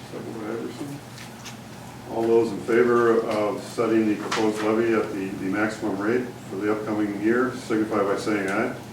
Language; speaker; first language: English; native; English